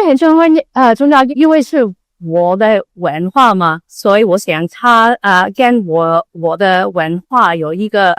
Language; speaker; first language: Chinese; non-native, learner; Cantonese